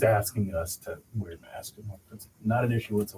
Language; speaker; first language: English; native; English